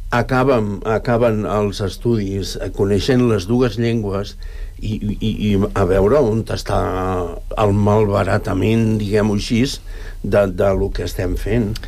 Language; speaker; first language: Catalan; native; Catalan